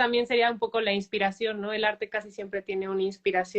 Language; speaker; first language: Spanish; native; Spanish